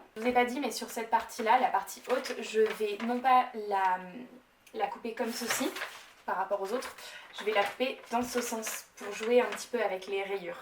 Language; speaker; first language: French; native; French